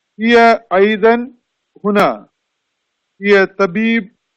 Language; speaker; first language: Arabic; non-native, learner; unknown